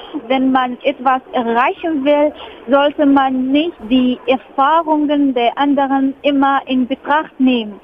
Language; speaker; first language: German; non-native, fluent; Arabic